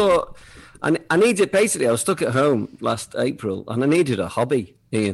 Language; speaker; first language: English; native; English